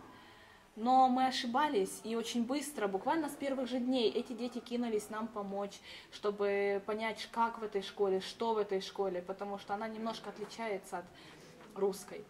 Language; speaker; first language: Russian; early bilingual, heritage; Russian